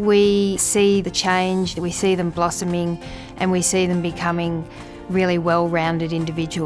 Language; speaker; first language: English; native; English